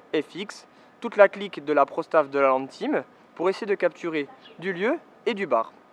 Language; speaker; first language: French; native; French